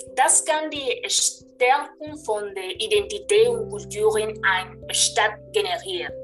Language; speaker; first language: German; non-native, learner; Spanish